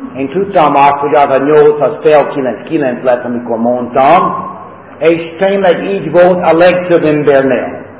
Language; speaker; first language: Hungarian; non-native, fluent; English